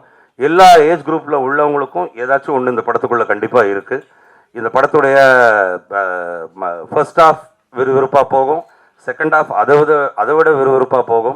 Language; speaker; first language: Tamil; native; Tamil